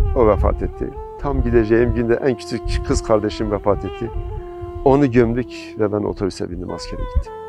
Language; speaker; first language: Turkish; non-native, local second language; Zaza